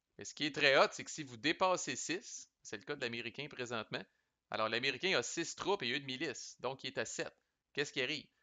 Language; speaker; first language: French; native; French